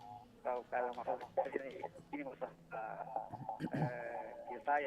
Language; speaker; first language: Indonesian; non-native, local second language; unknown